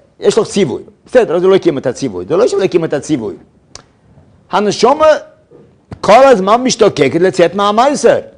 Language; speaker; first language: Hebrew; non-native, fluent; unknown